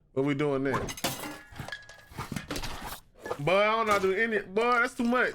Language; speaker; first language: English; native; English